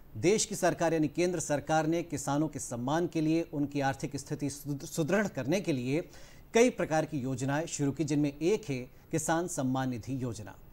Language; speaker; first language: Hindi; native; Hindi